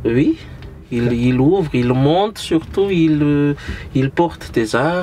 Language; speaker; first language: French; non-native, local second language; Malagasy